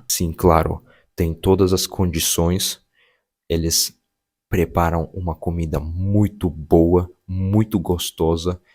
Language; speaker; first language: Portuguese; non-native, fluent; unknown